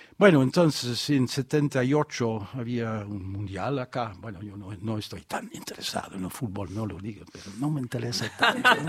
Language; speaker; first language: Spanish; non-native, fluent; Dutch